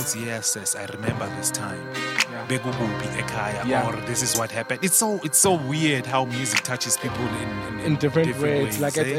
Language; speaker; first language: English; non-native, local second language; Swati